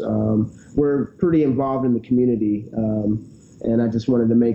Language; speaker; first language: English; native; English